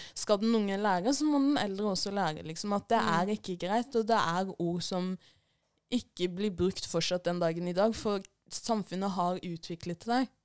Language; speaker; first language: Norwegian; early bilingual, other home language; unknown